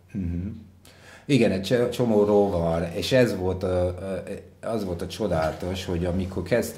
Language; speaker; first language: Hungarian; non-native, fluent; English